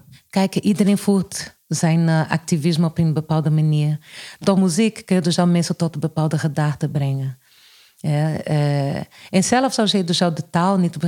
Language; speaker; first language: Dutch; non-native, fluent; Portuguese